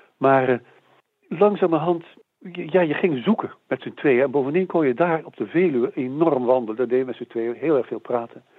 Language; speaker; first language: Dutch; native; Dutch